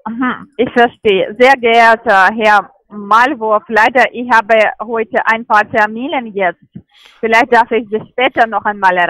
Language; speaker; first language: German; non-native, learner; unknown